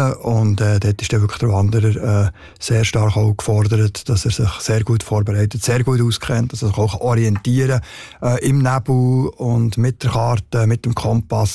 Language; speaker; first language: German; native; German